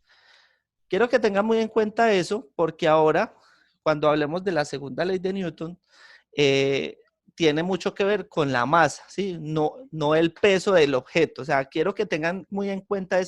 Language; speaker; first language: Spanish; native; Spanish